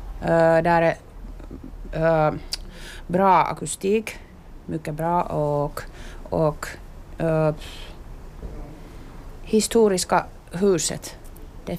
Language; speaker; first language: Swedish; non-native, local second language; Finnish